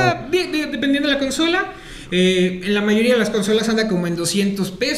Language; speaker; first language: Spanish; native; Spanish